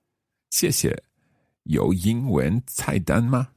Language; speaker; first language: Chinese; non-native, learner; English